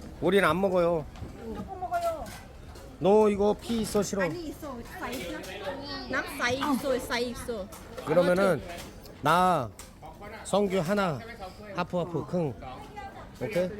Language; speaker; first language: Korean; non-native, learner; Thai